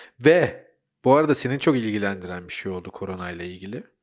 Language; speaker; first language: Turkish; native; Turkish